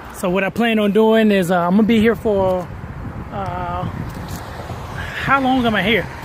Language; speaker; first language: English; native; English